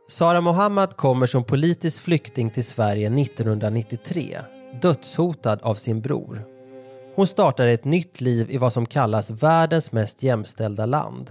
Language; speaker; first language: Swedish; native; Swedish